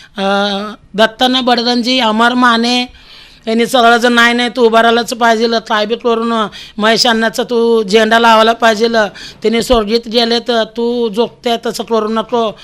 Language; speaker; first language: Marathi; non-native, local second language; Telugu